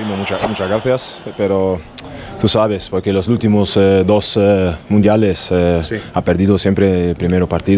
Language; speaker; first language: Spanish; non-native, fluent; German